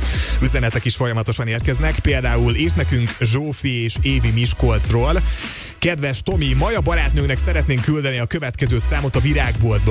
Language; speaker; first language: Hungarian; native; Hungarian